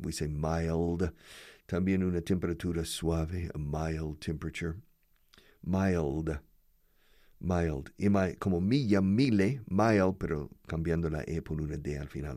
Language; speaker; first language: Spanish; non-native, fluent; English